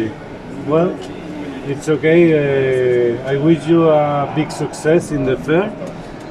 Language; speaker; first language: English; non-native, fluent; Spanish